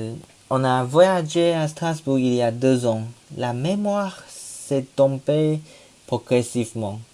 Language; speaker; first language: French; non-native, learner; Chinese